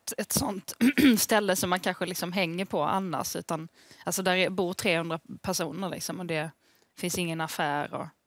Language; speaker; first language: Swedish; early bilingual, other home language; Arabic